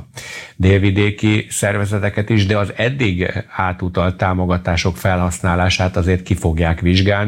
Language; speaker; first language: Hungarian; native; Hungarian